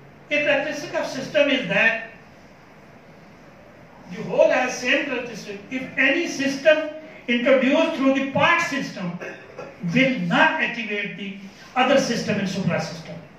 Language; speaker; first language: English; non-native, local second language; Urdu